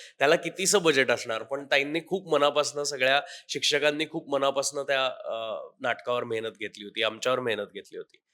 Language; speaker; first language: Marathi; native; Marathi